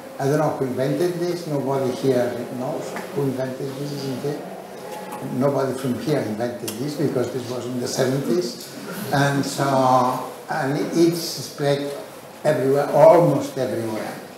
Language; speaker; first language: English; non-native, fluent; Catalan